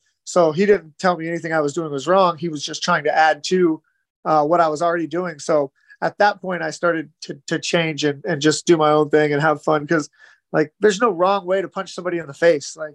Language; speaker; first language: English; native; English